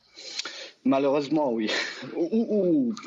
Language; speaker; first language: French; non-native, fluent; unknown